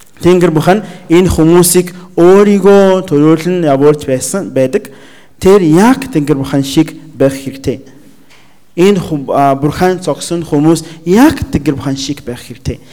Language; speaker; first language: Mongolian; non-native, learner; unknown